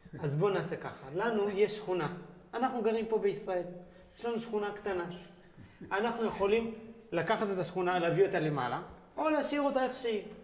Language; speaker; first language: Hebrew; early bilingual, other home language; Amharic